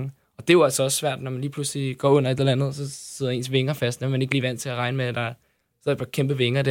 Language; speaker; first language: Danish; native; Danish